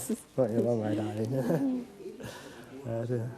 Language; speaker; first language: Danish; native; Danish